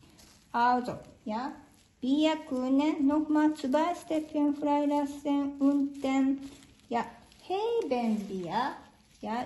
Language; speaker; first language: German; non-native, learner; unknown